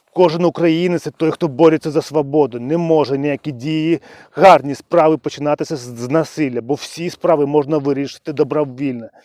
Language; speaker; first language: Ukrainian; non-native, local second language; Russian